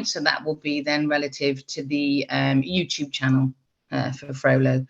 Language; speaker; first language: English; native; English